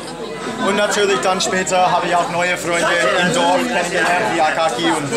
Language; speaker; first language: German; non-native, fluent; English